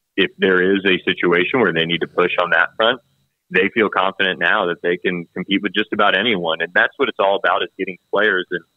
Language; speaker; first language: English; native; English